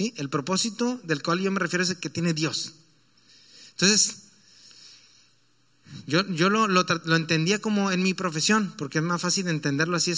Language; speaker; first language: Spanish; native; Spanish